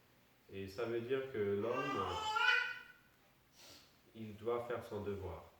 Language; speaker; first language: French; non-native, fluent; Danish